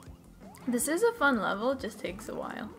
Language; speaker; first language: English; native; English